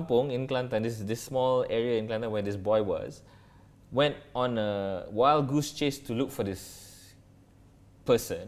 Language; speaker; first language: English; non-native, local second language; Malay